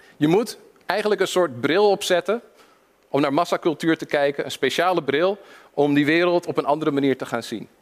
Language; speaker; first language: Dutch; early bilingual, other home language; English